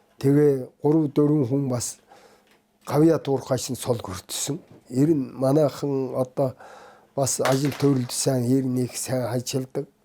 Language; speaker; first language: Mongolian; non-native, local second language; Kazakh